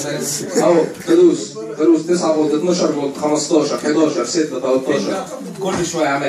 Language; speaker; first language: Arabic; native; Arabic